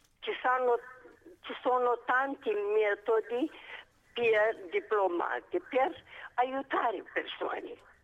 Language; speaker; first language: Italian; non-native, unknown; Romanian